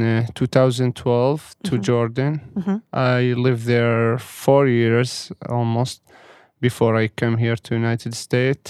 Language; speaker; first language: English; non-native, learner; Arabic